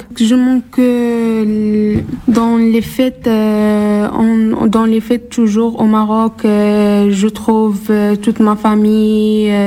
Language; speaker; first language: French; non-native, learner; Arabic